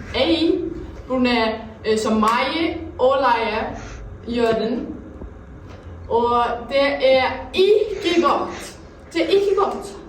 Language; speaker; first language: Danish; non-native, learner; Icelandic